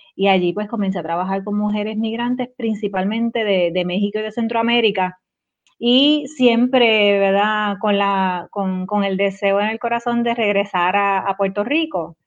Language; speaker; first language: Spanish; native; Spanish